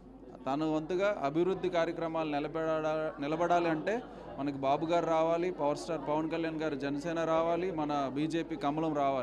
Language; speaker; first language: Telugu; native; Telugu